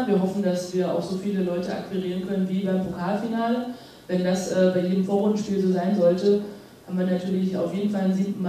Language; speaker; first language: German; native; German